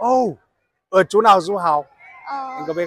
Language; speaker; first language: Vietnamese; non-native, fluent; Chinese